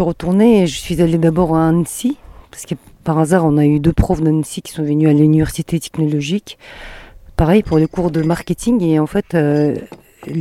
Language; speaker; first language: French; non-native, fluent; Mongolian